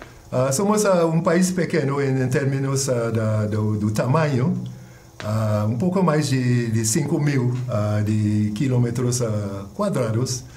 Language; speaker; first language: Portuguese; non-native, fluent; English